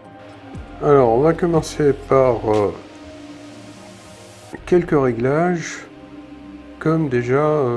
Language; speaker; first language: French; native; French